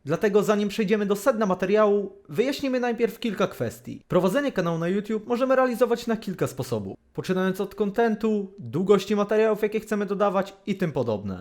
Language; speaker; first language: Polish; native; Polish